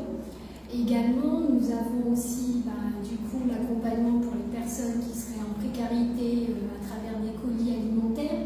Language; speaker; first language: French; native; French